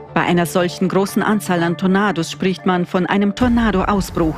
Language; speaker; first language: German; native; German